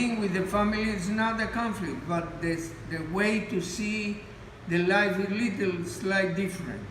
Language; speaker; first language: English; non-native, fluent; Spanish